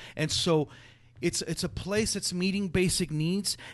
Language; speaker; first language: English; early bilingual, other home language; Spanish